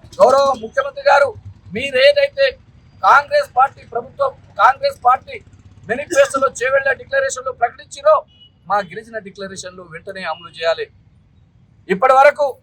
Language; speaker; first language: Telugu; non-native, local second language; Lambadi